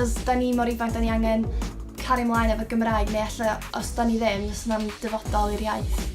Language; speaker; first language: Welsh; native; Welsh